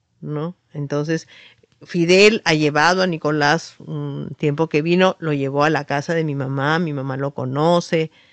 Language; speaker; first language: Spanish; native; Spanish